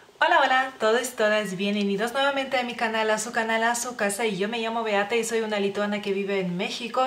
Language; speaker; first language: Spanish; non-native, fluent; Lithuanian